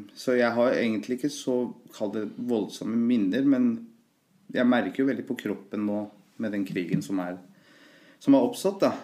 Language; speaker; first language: Norwegian; early bilingual, other home language; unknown